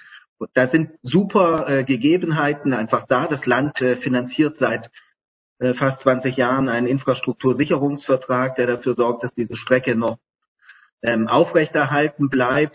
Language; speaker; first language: German; native; German